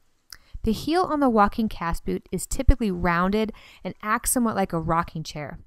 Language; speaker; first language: English; native; English